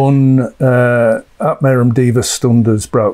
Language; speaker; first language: Latvian; non-native, learner; English